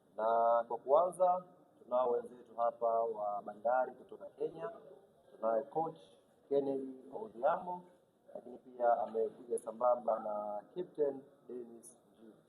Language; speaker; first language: Swahili; native; Swahili